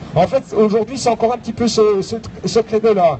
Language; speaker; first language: French; native; French